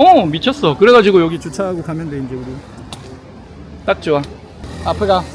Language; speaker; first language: Korean; native; Korean